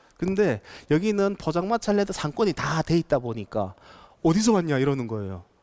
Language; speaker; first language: Korean; native; Korean